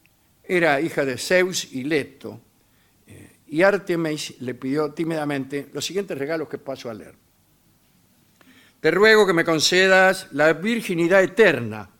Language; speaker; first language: Spanish; native; Spanish